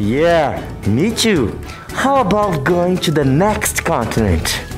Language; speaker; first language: English; non-native, fluent; Portuguese